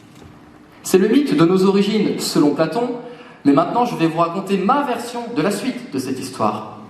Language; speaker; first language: French; native; French